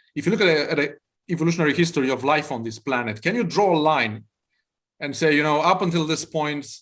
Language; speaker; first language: English; non-native, fluent; Romanian